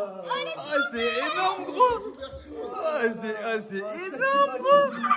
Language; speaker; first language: French; native; French